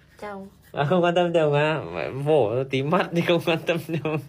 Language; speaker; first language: Vietnamese; native; Vietnamese